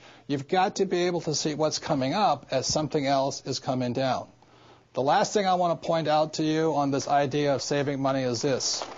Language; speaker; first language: English; native; English